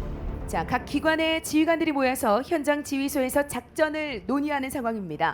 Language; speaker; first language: Korean; native; Korean